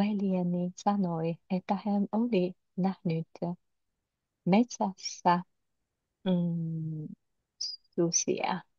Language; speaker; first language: Finnish; non-native, learner; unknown